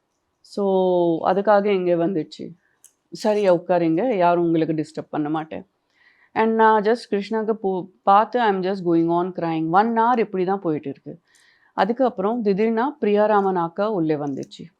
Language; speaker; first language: Tamil; non-native, local second language; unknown